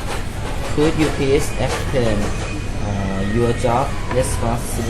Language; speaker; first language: English; non-native, learner; Thai